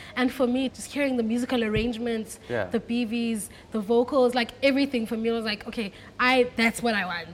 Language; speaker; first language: English; non-native, local second language; Xhosa